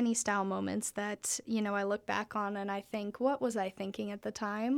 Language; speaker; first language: English; native; English